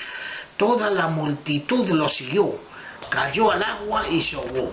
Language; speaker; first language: Spanish; native; Spanish